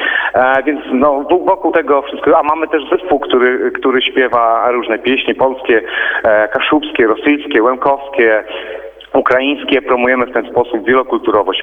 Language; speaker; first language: Polish; native; Polish